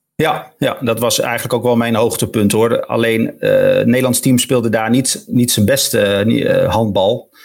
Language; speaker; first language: Dutch; native; Dutch